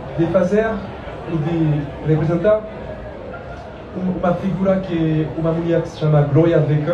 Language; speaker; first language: Portuguese; non-native, learner; French